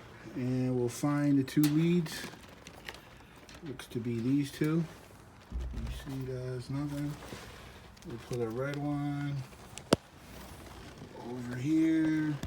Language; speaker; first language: English; native; English